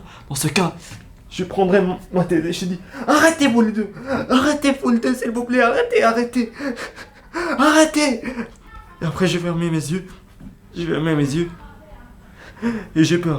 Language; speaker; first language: French; non-native, learner; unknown